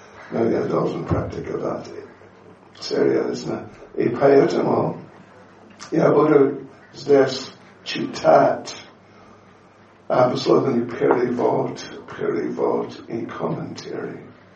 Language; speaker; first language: Russian; non-native, learner; English